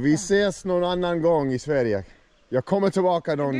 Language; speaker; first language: Swedish; non-native, learner; English